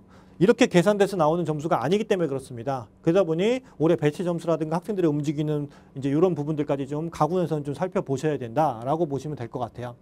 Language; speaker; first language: Korean; native; Korean